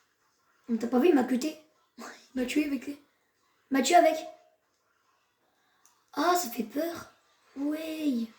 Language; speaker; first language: French; native; French